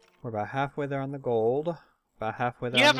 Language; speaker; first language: English; native; English